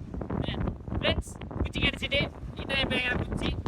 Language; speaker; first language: Tamil; native; Tamil